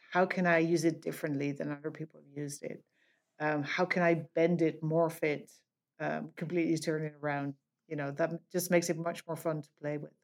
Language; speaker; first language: English; non-native, fluent; Dutch